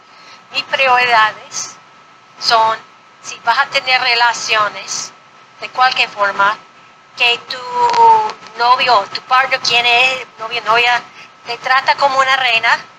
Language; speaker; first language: Spanish; non-native, fluent; English